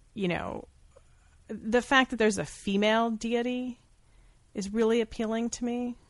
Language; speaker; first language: English; native; English